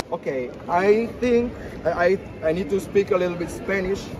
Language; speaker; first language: English; non-native, learner; Italian